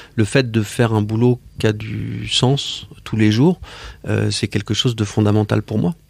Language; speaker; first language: French; native; French